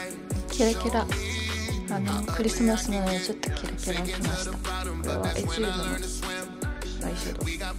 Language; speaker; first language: Japanese; native; Japanese